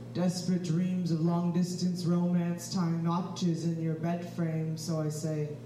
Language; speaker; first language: English; native; English